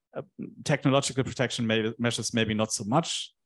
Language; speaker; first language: English; non-native, fluent; German